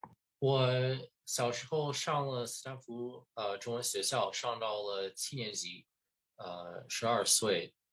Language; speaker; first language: Chinese; early bilingual, heritage; Chinese